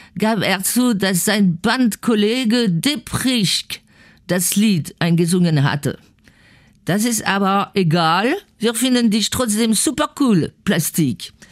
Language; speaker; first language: German; non-native, fluent; French